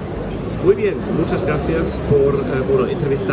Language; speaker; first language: Spanish; non-native, fluent; German